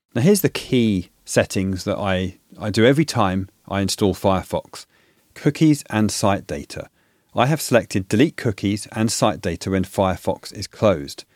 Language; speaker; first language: English; native; English